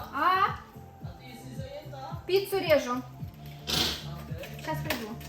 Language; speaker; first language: Russian; native; Russian